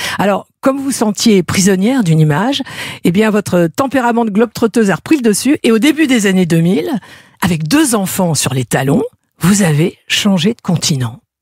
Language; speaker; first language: French; native; French